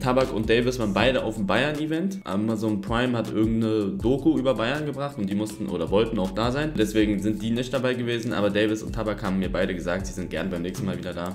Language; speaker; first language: German; native; German